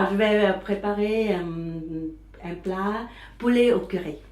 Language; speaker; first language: French; early bilingual, other home language; Vietnamese